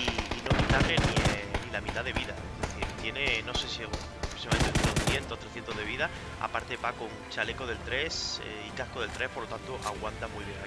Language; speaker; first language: Spanish; native; Spanish